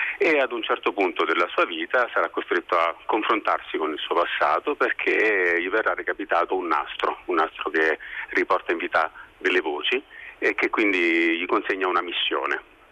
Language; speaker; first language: Italian; native; Italian